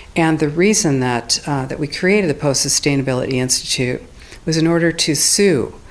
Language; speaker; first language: English; native; English